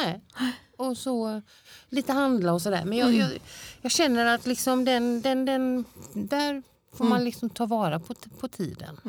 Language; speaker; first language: Swedish; native; Swedish